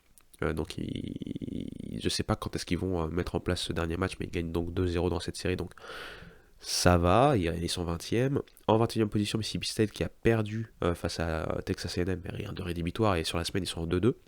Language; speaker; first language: French; native; French